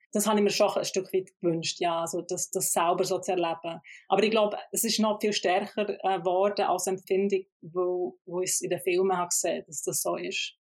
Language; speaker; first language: German; early bilingual, other home language; Albanian